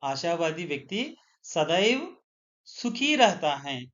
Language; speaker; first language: Hindi; non-native, local second language; Telugu